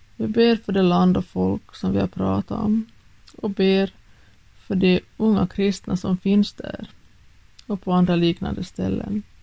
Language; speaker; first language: Swedish; native; Swedish